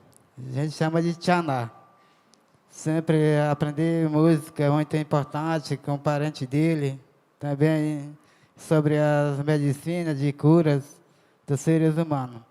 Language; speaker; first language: Portuguese; non-native, local second language; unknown